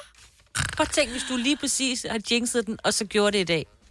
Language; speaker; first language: Danish; native; Danish